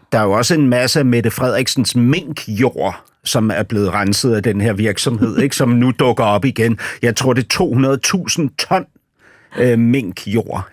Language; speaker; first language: Danish; native; Danish